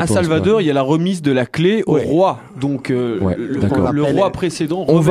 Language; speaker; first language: French; native; French